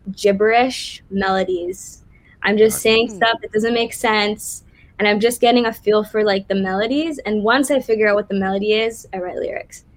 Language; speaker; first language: English; native; English